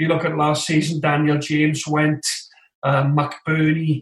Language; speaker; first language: English; native; English